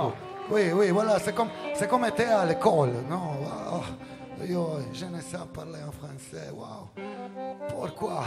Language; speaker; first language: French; non-native, learner; Italian